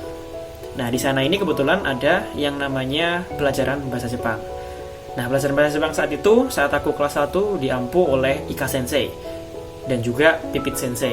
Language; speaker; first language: Indonesian; native; Indonesian